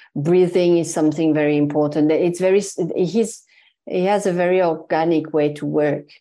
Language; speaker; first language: English; non-native, fluent; French